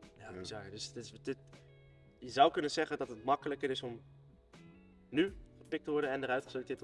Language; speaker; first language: Dutch; native; Dutch